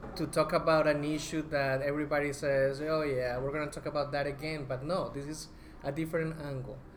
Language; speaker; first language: English; non-native, fluent; Spanish